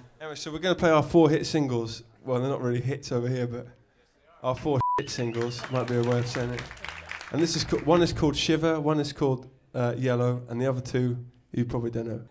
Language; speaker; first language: English; native; English